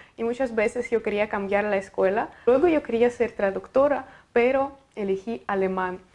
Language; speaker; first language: Spanish; non-native, fluent; Russian